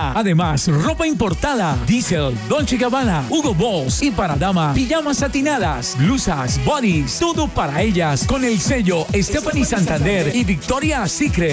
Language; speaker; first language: Spanish; native; Spanish